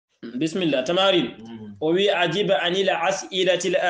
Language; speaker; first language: Arabic; non-native, fluent; Fula